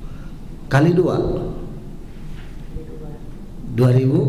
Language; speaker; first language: Indonesian; native; Indonesian